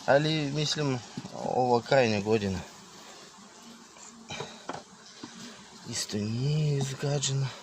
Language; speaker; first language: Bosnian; non-native, learner; Russian